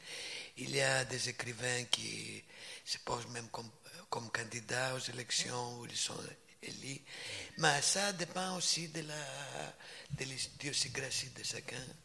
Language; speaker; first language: French; non-native, fluent; Greek